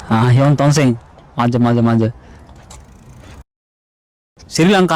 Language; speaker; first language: Korean; non-native, learner; Sinhala